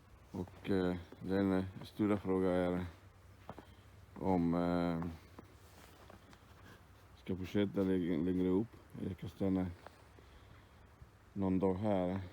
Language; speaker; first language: Swedish; non-native, fluent; Spanish